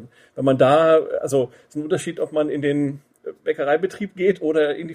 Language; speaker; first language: German; native; German